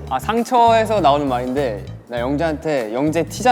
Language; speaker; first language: Korean; native; Korean